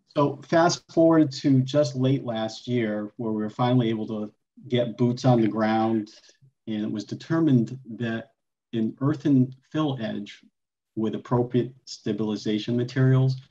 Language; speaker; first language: English; native; English